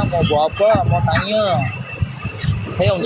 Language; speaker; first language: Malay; non-native, learner; Rohingya